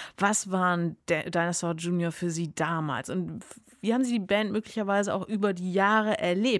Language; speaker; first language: German; native; German